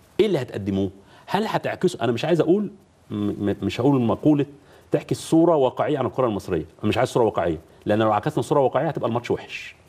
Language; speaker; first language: Arabic; native; Arabic